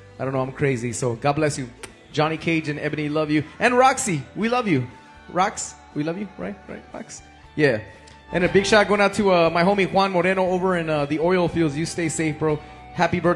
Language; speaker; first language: English; early bilingual, other home language; Spanish